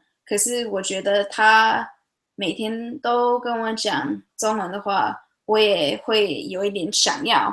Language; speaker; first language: Chinese; early bilingual, heritage; English